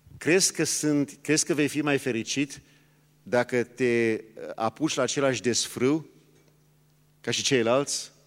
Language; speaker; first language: Romanian; early bilingual, heritage; Romanian